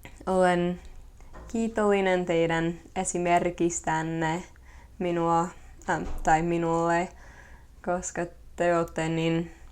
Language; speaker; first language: Finnish; non-native, fluent; English